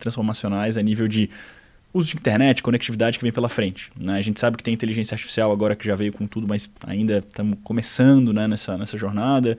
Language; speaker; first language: Portuguese; native; Portuguese